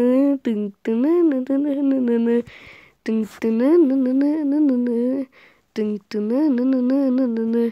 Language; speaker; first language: Turkish; native; Turkish